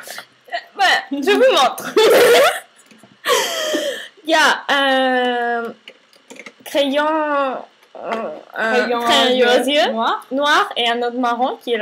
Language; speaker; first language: French; non-native, learner; Spanish